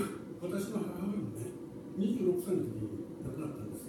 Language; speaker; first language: Japanese; native; Japanese